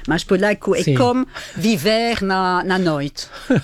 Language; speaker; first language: Portuguese; non-native, learner; French